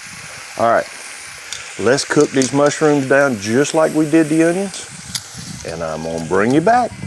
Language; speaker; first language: English; native; English